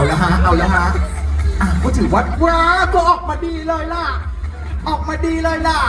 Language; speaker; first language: Thai; native; Thai